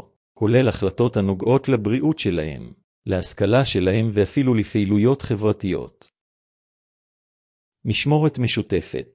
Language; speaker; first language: Hebrew; native; Hebrew